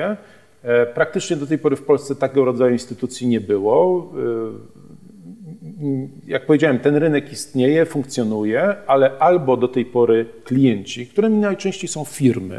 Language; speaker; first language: Polish; native; Polish